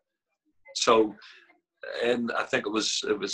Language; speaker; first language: English; native; English